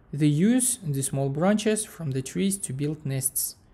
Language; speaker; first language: English; non-native, fluent; Kazakh